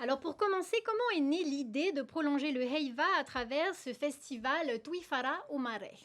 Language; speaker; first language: French; native; French